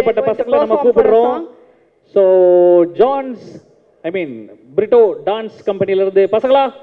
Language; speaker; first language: Tamil; native; Tamil